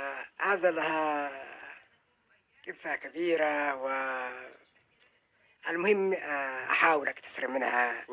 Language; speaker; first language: Arabic; non-native, fluent; Oromo